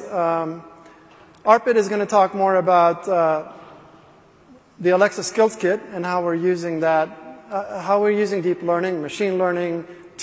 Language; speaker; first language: English; non-native, fluent; Swedish